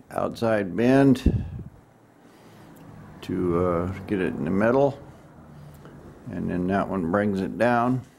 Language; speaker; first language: English; native; English